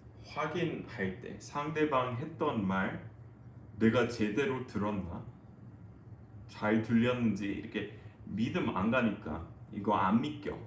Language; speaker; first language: Korean; non-native, fluent; English